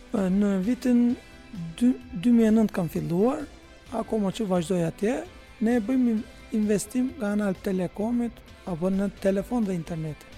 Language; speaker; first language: Albanian; non-native, fluent; Turkish